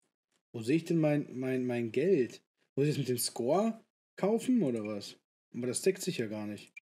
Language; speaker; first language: German; native; German